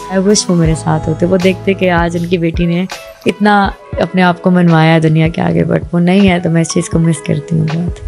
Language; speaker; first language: Urdu; native; Urdu